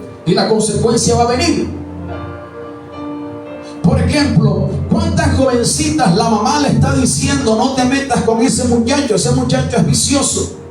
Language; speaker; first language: Spanish; native; Spanish